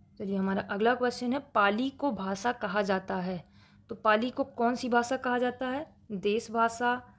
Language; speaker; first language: Hindi; native; Hindi